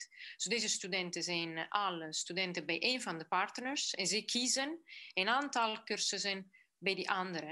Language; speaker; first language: Dutch; non-native, fluent; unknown